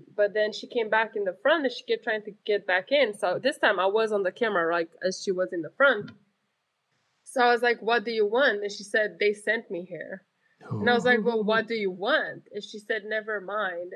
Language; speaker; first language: English; non-native, fluent; Romanian